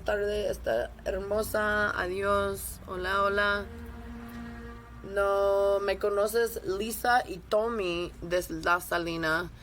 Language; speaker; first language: Spanish; non-native, learner; English